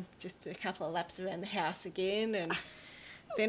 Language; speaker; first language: English; native; English